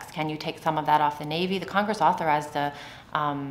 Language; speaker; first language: English; native; English